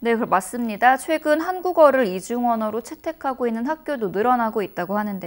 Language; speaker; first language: Korean; native; Korean